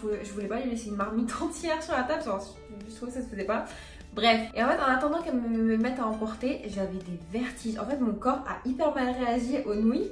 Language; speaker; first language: French; early bilingual, other home language; Arabic